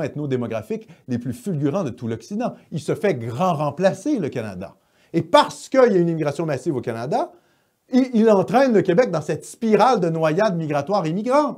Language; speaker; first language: French; native; French